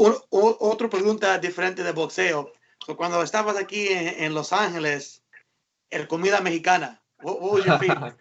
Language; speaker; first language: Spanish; early bilingual, heritage; English